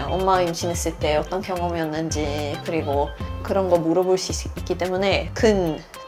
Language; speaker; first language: Korean; non-native, fluent; Swedish